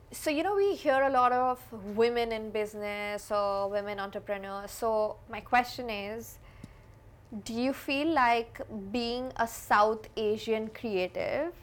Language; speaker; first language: English; non-native, local second language; Hindi